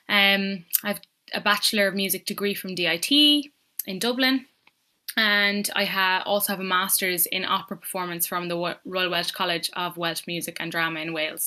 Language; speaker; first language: English; native; English